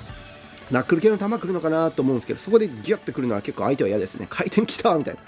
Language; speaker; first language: Japanese; native; Japanese